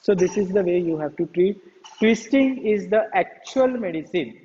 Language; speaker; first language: English; non-native, local second language; Marathi